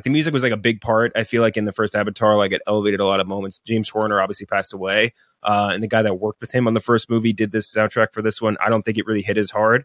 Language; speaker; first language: English; native; English